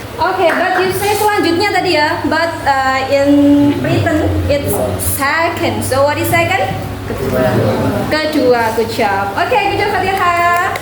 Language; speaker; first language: English; non-native, learner; Indonesian